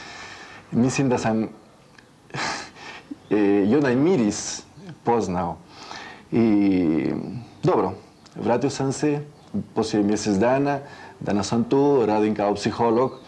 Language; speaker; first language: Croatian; early bilingual, heritage; Croatian